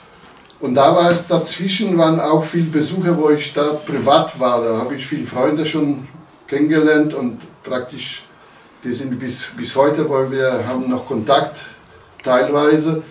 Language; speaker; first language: German; non-native, local second language; Polish